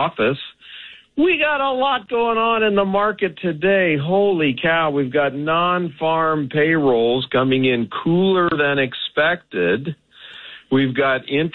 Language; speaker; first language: English; native; English